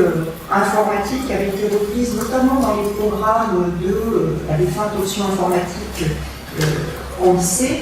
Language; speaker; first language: French; native; French